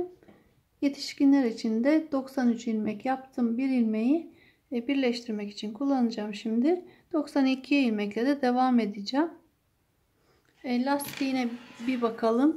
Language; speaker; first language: Turkish; native; Turkish